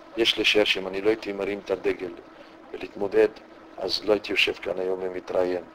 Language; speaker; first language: Hebrew; early bilingual, other home language; Romanian